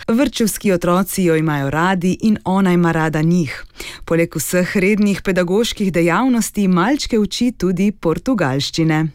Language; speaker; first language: Slovenian; native; Slovenian